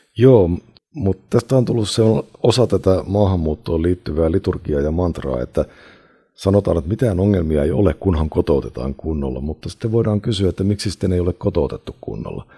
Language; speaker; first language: Finnish; native; Finnish